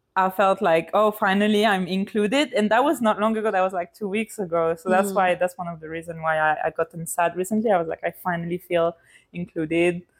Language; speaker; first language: English; non-native, fluent; French